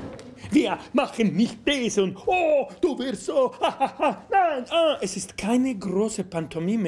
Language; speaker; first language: German; non-native, fluent; Spanish